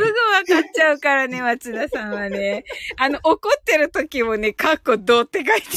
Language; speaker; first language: Japanese; native; Japanese